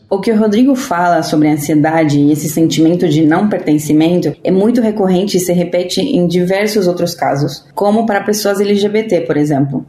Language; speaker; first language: Portuguese; non-native, fluent; Spanish